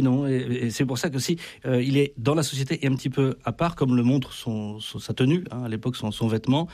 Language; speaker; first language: French; native; French